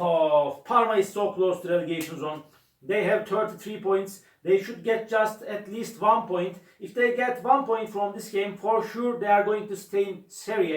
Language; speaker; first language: English; non-native, learner; Turkish